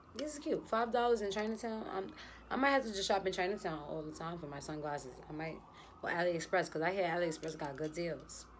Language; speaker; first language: English; native; English